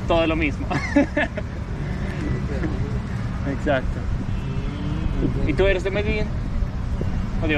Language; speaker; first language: Spanish; non-native, learner; English